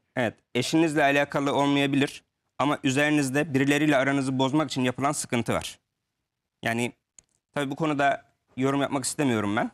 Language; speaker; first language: Turkish; native; Turkish